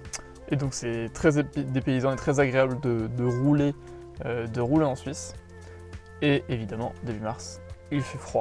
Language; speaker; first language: French; native; French